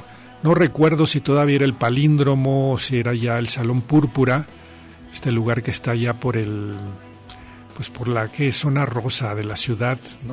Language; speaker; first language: Spanish; native; Spanish